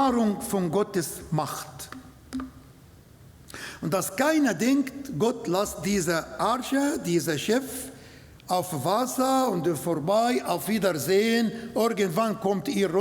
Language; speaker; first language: German; non-native, learner; Arabic